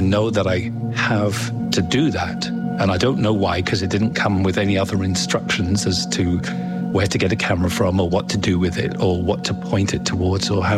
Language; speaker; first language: English; native; English